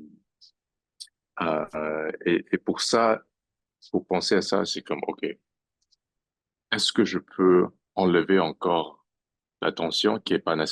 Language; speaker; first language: French; non-native, fluent; English